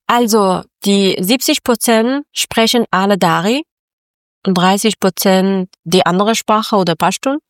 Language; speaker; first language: German; non-native, learner; Persian